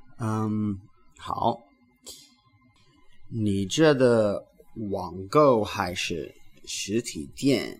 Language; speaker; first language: Chinese; non-native, learner; English